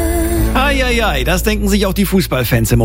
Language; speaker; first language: German; native; German